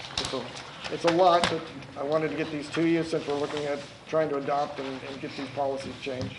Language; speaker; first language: English; native; English